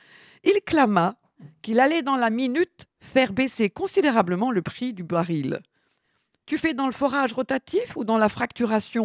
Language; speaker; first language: French; native; French